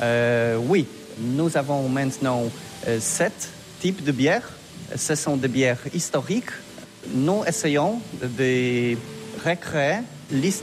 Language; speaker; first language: French; non-native, learner; Polish